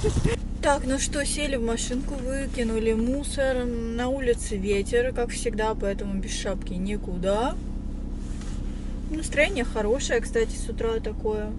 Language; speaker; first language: Russian; native; Russian